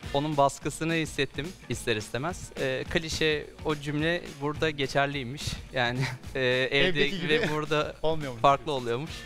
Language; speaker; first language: Turkish; native; Turkish